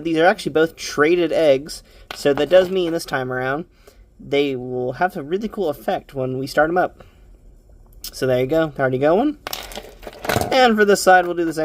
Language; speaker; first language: English; native; English